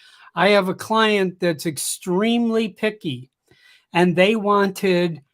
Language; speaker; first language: English; native; English